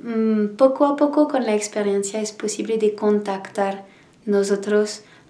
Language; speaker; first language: Spanish; non-native, learner; French